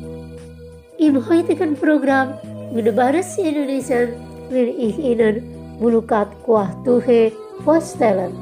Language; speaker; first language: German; non-native, fluent; Indonesian